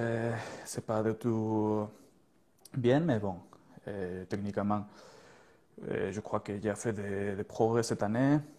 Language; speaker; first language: French; non-native, learner; Spanish